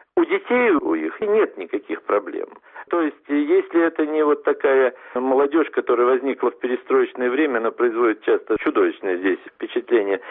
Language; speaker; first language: Russian; non-native, local second language; German